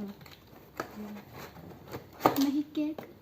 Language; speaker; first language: Dutch; early bilingual, other home language; Filipino